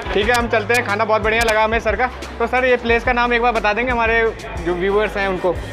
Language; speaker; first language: Hindi; native; Hindi